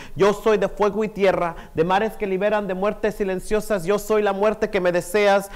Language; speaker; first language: Spanish; early bilingual, heritage; Spanish